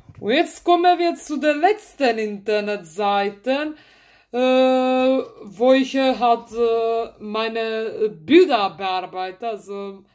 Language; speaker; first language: German; early bilingual, other home language; Macedonian